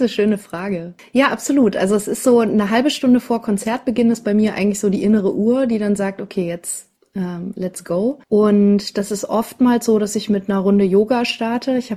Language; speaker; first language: German; native; German